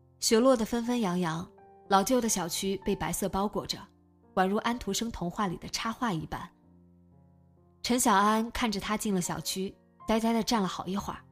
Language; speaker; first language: Chinese; native; Chinese